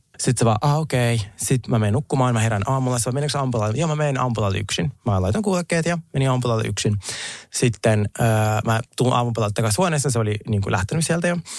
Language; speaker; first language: Finnish; native; Finnish